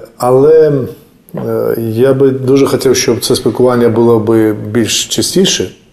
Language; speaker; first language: Ukrainian; non-native, fluent; Georgian